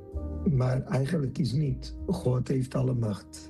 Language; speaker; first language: Dutch; non-native, fluent; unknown